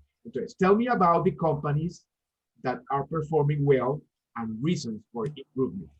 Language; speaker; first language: English; non-native, fluent; Spanish